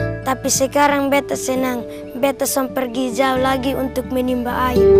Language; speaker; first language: Indonesian; non-native, local second language; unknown